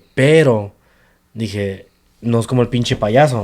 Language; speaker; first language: Spanish; early bilingual, other home language; English